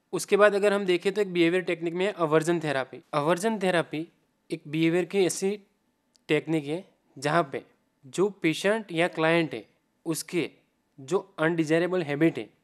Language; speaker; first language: Hindi; non-native, local second language; Gujarati